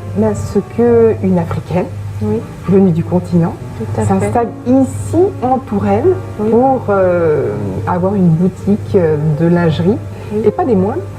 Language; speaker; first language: French; native; French